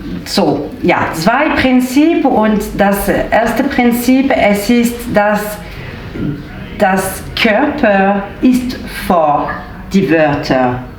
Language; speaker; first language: German; non-native, learner; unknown